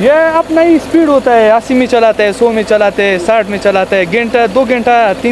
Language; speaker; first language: Hindi; non-native, fluent; Pashto